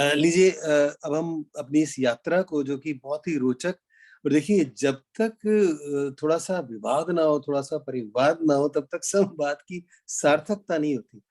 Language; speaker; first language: Hindi; native; Hindi